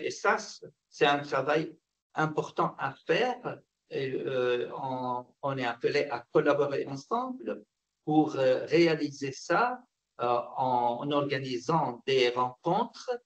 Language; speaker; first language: French; non-native, fluent; Arabic